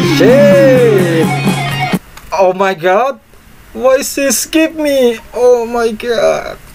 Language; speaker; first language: English; non-native, fluent; Indonesian